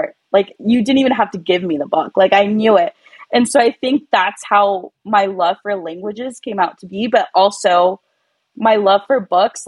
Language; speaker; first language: English; early bilingual, other home language; Spanish